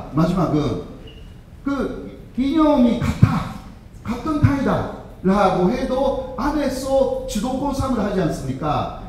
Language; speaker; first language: Korean; non-native, fluent; Japanese